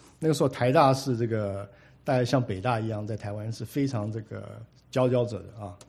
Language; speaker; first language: Chinese; native; Chinese